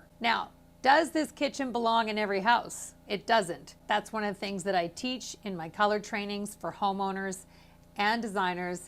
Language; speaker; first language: English; native; English